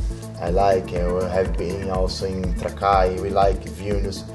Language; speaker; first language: English; non-native, learner; Portuguese